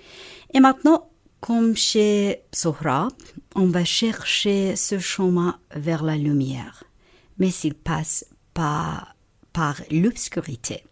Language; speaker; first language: French; non-native, fluent; Persian